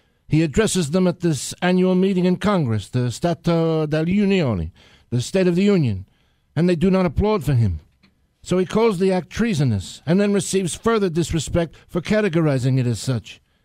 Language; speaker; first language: English; native; English